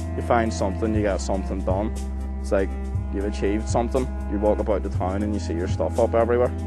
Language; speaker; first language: English; native; English